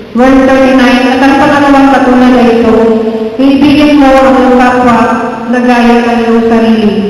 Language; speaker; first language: Filipino; non-native, local second language; Cebuano